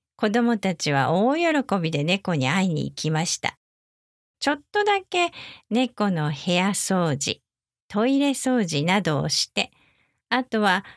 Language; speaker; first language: Japanese; native; Japanese